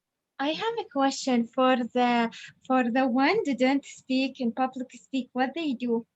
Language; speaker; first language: English; non-native, learner; Arabic